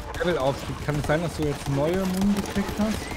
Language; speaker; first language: German; native; German